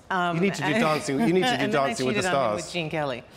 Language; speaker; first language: English; native; English